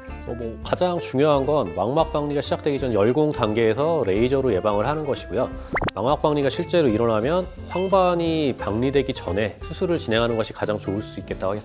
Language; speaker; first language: Korean; native; Korean